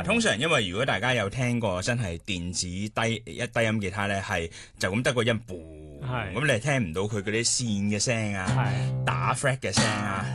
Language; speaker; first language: Cantonese; native; Cantonese